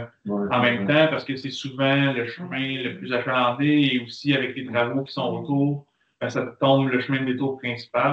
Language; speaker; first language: French; native; French